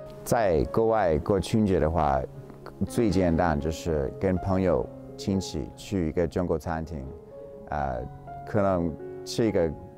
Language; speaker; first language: Chinese; non-native, fluent; English